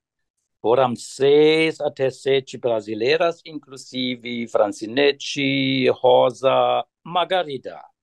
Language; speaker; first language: Portuguese; non-native, fluent; German